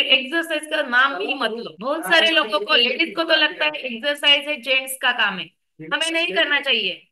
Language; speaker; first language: Hindi; non-native, local second language; Marathi